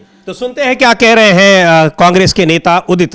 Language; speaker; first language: Hindi; native; Hindi